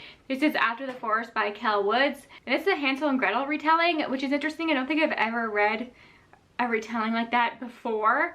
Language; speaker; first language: English; native; English